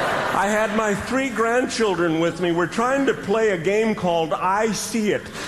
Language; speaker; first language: English; native; English